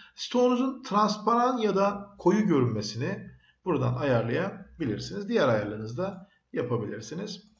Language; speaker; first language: Turkish; native; Turkish